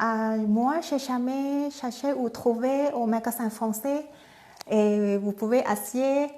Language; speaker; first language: French; non-native, learner; Thai